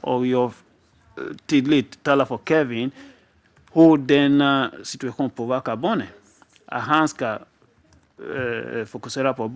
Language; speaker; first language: Swedish; non-native, fluent; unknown